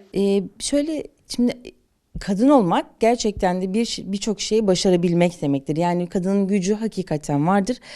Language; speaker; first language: Turkish; native; Turkish